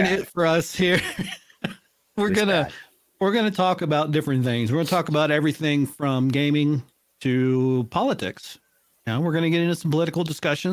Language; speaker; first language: English; native; English